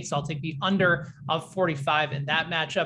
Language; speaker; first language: English; native; English